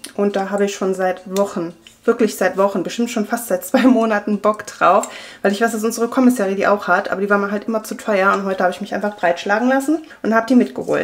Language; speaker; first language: German; native; German